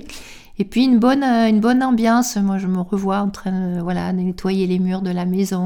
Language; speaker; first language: French; native; French